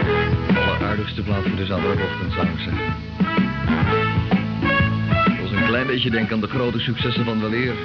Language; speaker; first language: Dutch; native; Dutch